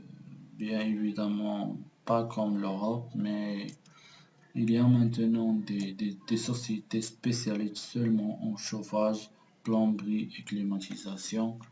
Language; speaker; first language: French; non-native, local second language; Arabic